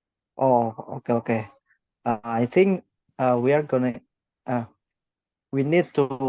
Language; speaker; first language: English; non-native, learner; Indonesian